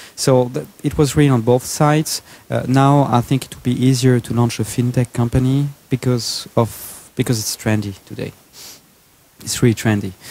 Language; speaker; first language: English; non-native, fluent; French